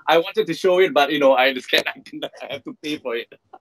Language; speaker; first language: English; non-native, local second language; Malay